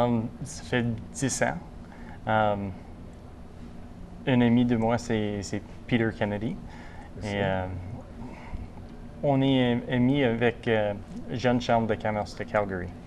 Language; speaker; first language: French; non-native, local second language; English